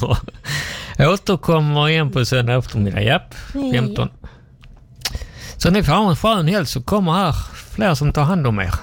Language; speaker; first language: Swedish; native; Swedish